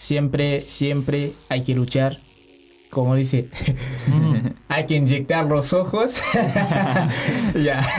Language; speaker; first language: Spanish; non-native, learner; Haitian Creole